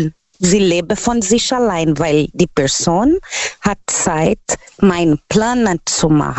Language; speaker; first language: German; non-native, fluent; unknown